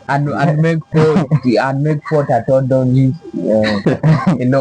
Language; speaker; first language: French; non-native, learner; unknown